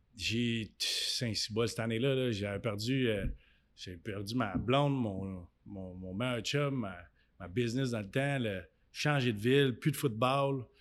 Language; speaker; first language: French; native; French